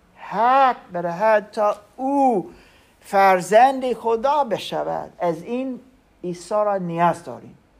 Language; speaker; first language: Persian; non-native, learner; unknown